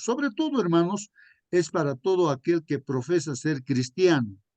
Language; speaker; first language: Spanish; native; Spanish